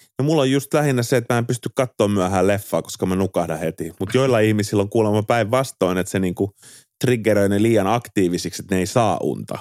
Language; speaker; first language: Finnish; native; Finnish